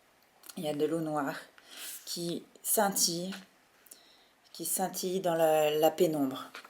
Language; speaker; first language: French; native; French